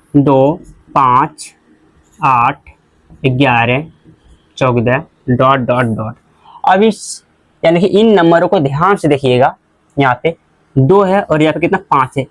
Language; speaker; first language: Hindi; native; Hindi